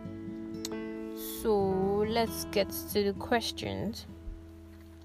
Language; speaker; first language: English; non-native, local second language; Yoruba